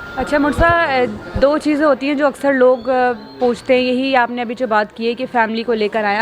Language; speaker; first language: Urdu; native; Urdu